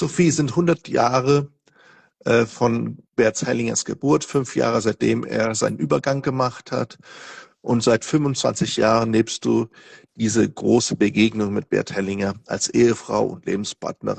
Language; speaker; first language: German; non-native, fluent; Portuguese